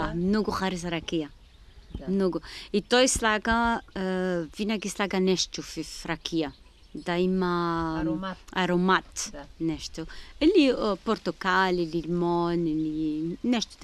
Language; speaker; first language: Bulgarian; non-native, learner; Arabic